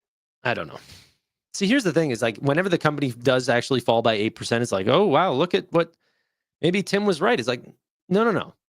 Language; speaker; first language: English; native; English